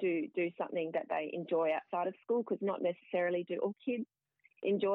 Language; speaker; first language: English; native; English